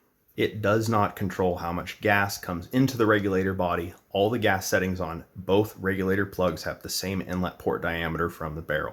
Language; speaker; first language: English; native; English